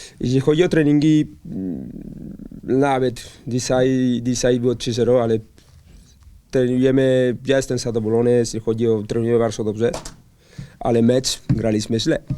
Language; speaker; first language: Polish; non-native, learner; Spanish